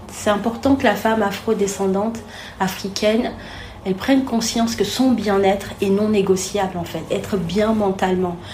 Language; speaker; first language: French; non-native, local second language; Wolof